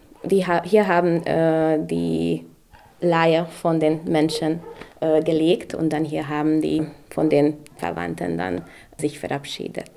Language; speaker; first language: German; non-native, local second language; Hungarian